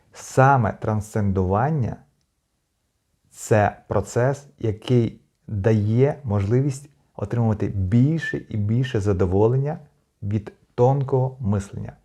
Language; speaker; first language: Ukrainian; native; Ukrainian